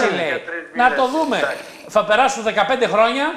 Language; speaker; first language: Greek; native; Greek